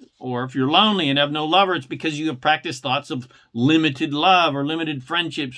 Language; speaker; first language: English; native; English